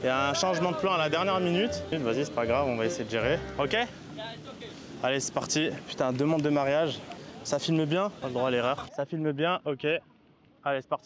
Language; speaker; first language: French; native; French